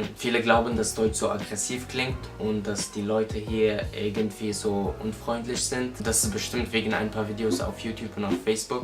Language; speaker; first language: German; non-native, fluent; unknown